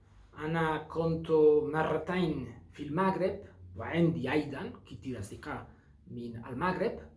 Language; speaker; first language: Arabic; non-native, learner; Basque